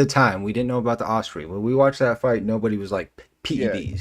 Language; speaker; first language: English; native; English